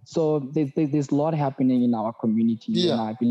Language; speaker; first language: English; non-native, local second language; Tswana